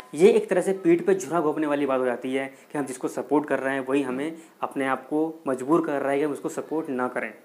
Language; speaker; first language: Hindi; native; Hindi